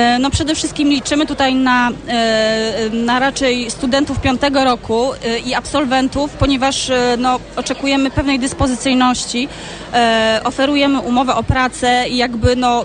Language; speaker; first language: Polish; native; Polish